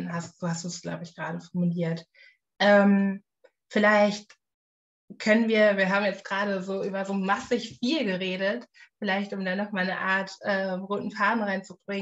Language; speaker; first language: German; native; German